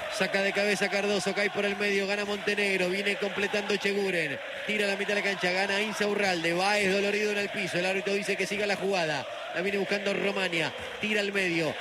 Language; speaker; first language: Spanish; native; Spanish